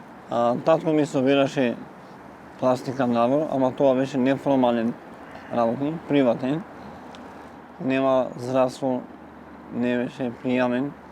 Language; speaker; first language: Macedonian; non-native, local second language; Romany